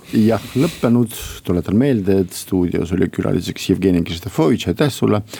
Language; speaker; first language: Estonian; non-native, local second language; Russian